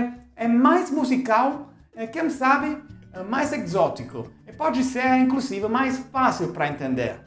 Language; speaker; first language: Portuguese; non-native, fluent; Italian